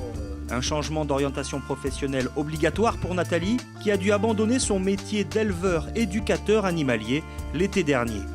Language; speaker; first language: French; native; French